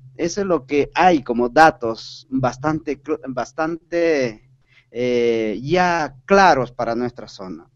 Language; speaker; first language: Spanish; non-native, local second language; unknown